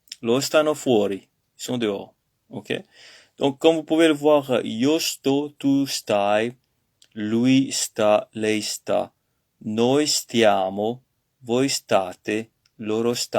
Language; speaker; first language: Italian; non-native, learner; French